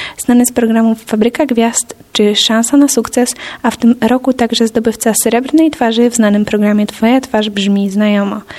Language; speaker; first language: Polish; native; Polish